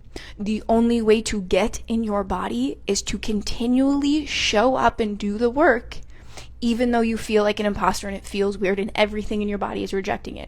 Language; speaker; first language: English; native; English